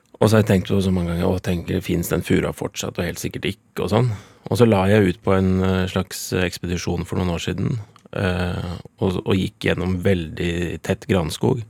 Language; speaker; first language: Norwegian; native; Norwegian